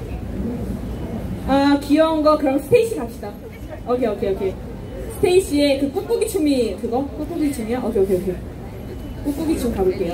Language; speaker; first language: Korean; non-native, fluent; Japanese